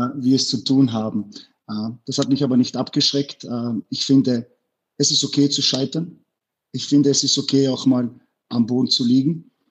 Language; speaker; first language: German; early bilingual, other home language; Bosnian